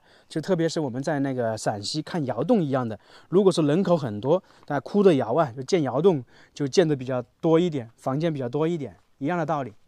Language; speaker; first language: Chinese; native; Chinese